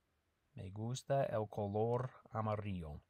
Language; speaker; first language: Spanish; non-native, fluent; English